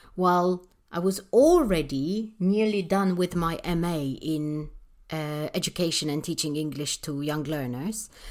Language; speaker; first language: English; non-native, fluent; Polish